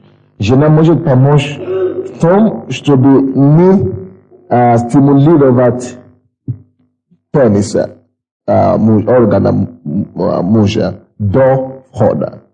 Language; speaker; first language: Russian; non-native, fluent; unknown